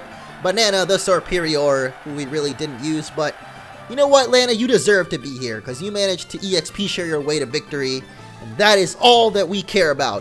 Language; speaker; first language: English; native; English